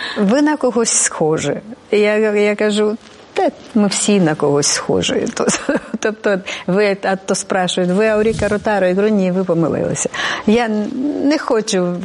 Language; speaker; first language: Ukrainian; non-native, local second language; Romanian